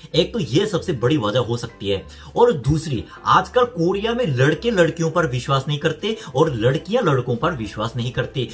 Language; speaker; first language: Hindi; non-native, fluent; Korean